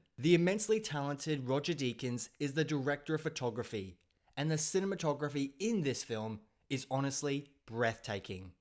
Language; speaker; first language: English; native; English